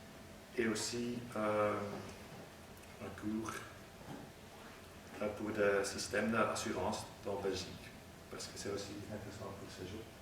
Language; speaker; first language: French; non-native, learner; Dutch